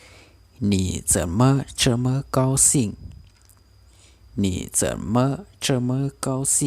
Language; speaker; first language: Chinese; non-native, learner; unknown